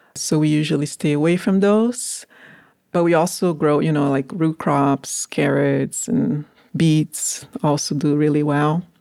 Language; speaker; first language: English; non-native, fluent; Portuguese